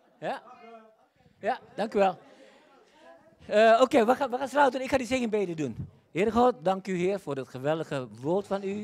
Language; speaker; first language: Dutch; non-native, fluent; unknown